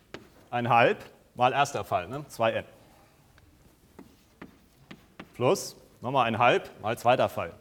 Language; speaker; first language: German; native; German